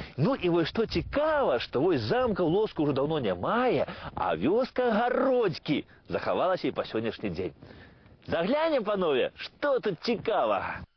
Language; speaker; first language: Belarusian; native; Belarusian